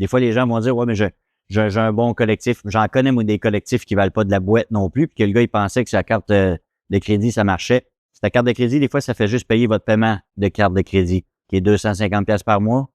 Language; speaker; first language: French; native; French